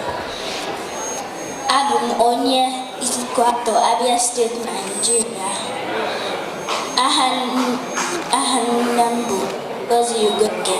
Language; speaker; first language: Igbo; early bilingual, heritage; Igbo